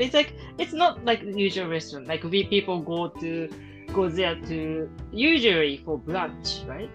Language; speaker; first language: English; non-native, learner; Japanese